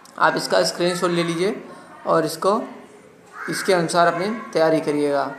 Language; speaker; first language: Hindi; native; Hindi